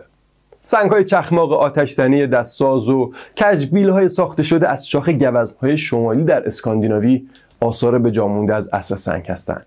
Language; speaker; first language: Persian; native; Persian